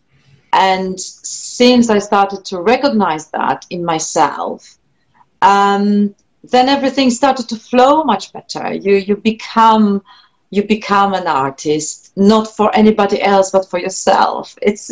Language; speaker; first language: English; non-native, fluent; Polish